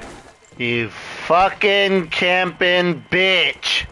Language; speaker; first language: English; native; English